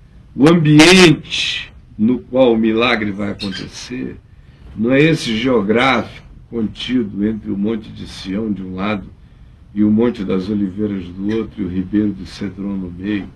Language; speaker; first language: Portuguese; native; Portuguese